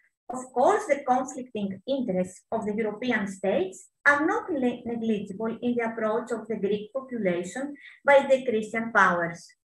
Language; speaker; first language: English; non-native, fluent; Greek